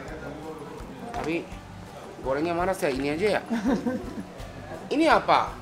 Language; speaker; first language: Indonesian; non-native, fluent; Japanese